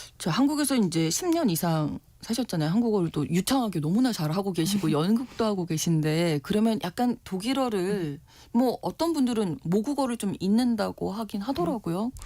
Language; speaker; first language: Korean; native; Korean